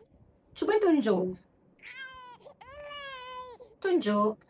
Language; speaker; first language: Malay; native; Malay